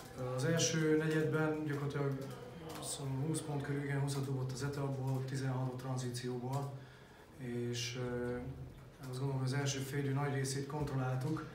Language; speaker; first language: Hungarian; native; Hungarian